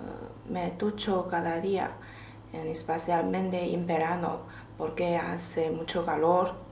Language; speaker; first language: Spanish; non-native, learner; Chinese